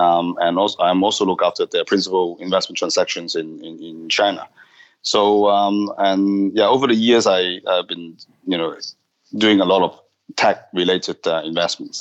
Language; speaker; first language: English; non-native, local second language; Cantonese